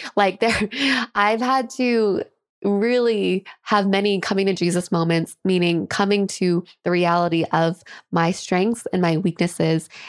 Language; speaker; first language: English; native; English